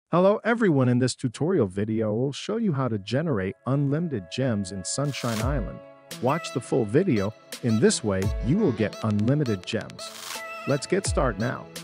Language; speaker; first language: English; non-native, learner; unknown